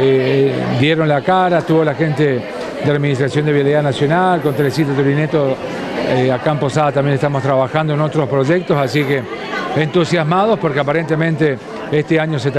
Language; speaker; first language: Spanish; native; Spanish